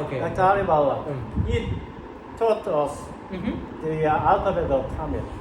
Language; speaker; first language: English; non-native, learner; Korean